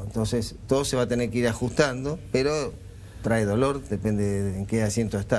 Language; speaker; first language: Spanish; native; Spanish